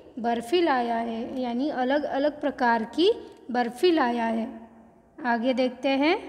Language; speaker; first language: Hindi; non-native, local second language; Marathi